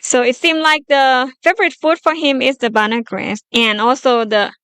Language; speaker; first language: English; non-native, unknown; Thai